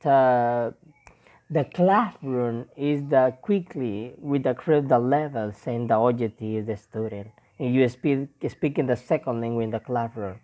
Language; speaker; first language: English; non-native, learner; Spanish